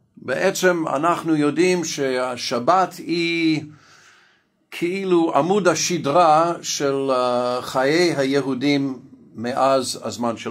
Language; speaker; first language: Hebrew; non-native, fluent; English